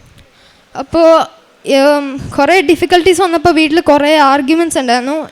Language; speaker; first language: Malayalam; early bilingual, heritage; Malayalam